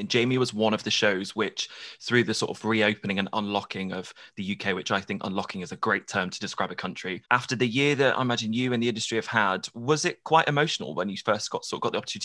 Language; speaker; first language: English; native; English